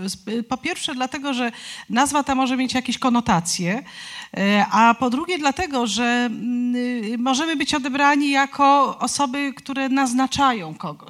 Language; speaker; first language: Polish; native; Polish